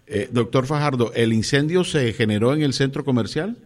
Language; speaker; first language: Spanish; native; Spanish